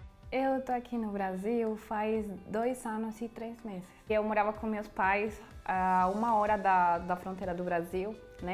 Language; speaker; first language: Portuguese; non-native, fluent; Spanish